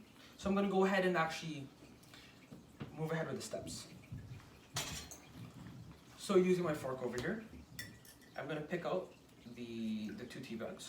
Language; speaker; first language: English; native; English